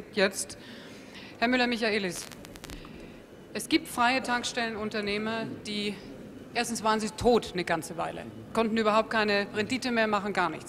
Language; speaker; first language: German; native; German